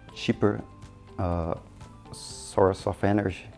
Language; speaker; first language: English; non-native, fluent; Portuguese